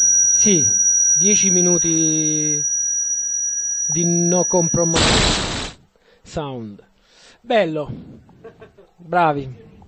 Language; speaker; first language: Italian; native; Italian